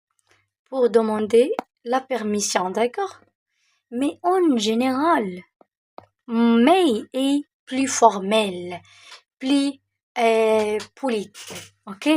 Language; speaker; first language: French; non-native, local second language; Arabic